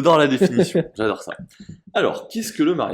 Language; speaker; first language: French; native; French